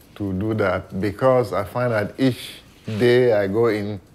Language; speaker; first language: English; non-native, local second language; Ewe